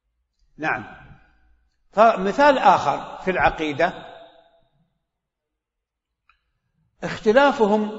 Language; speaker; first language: Arabic; native; Arabic